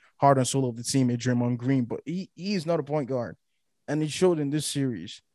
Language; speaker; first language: English; non-native, local second language; Yoruba